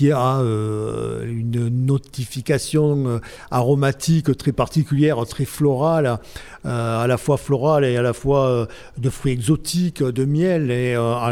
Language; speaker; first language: French; native; French